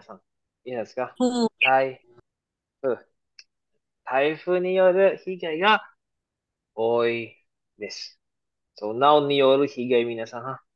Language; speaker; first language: Japanese; non-native, fluent; Filipino